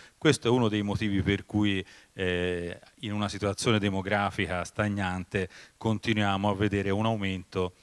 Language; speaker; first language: Italian; native; Italian